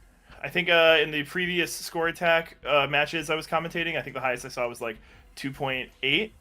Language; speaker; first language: English; native; English